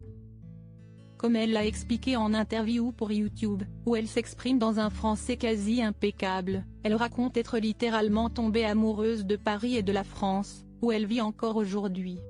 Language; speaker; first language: French; native; French